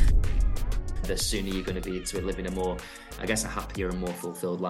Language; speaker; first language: English; native; English